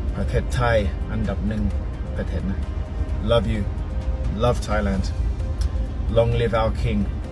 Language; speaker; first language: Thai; non-native, learner; English